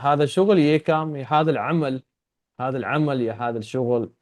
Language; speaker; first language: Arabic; non-native, fluent; Urdu